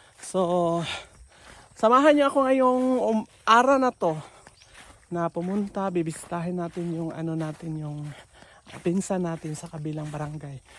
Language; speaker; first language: Filipino; non-native, local second language; Cebuano